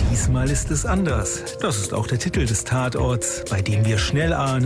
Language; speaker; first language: German; native; German